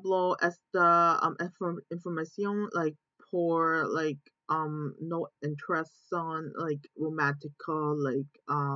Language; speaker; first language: Spanish; non-native, learner; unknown